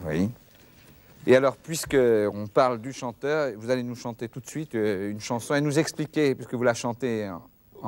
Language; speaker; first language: French; native; French